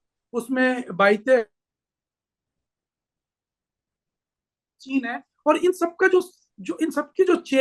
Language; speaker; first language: Hindi; native; Hindi